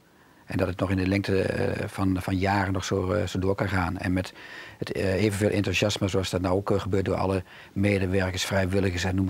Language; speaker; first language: Dutch; native; Dutch